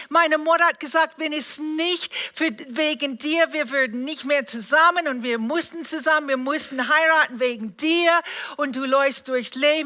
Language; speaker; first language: German; non-native, fluent; English